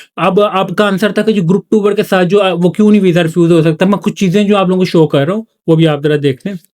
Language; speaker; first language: Urdu; non-native, local second language; Punjabi